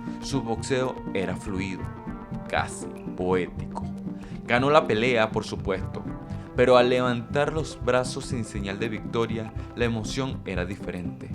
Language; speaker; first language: Spanish; native; Spanish